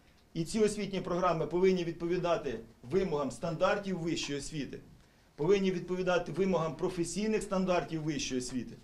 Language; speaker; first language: Ukrainian; native; Ukrainian